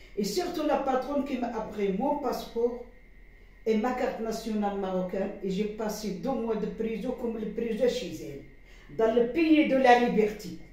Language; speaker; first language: French; non-native, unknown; Arabic